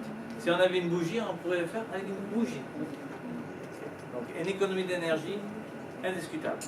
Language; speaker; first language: French; native; French